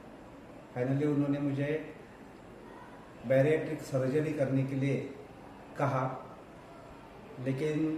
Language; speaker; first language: Hindi; non-native, local second language; Marathi